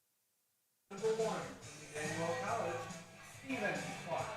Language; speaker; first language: English; native; English